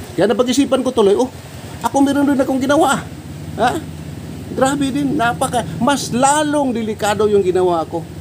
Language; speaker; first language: Filipino; non-native, local second language; Cebuano